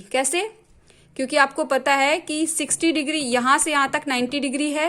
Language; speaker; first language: Hindi; native; Hindi